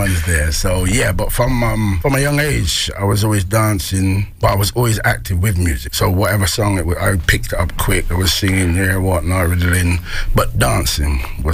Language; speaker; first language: English; native; English